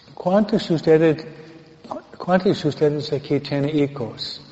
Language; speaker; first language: Spanish; non-native, fluent; English